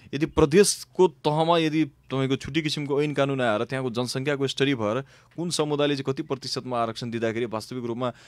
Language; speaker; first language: Nepali; non-native, local second language; Maithili